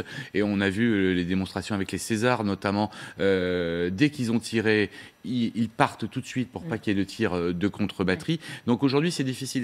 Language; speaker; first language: French; native; French